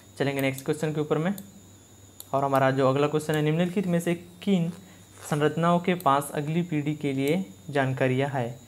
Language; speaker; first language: Hindi; native; Hindi